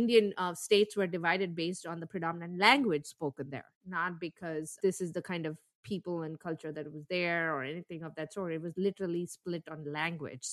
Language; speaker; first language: English; non-native, local second language; Tamil